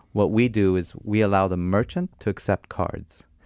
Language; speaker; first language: English; non-native, fluent; Armenian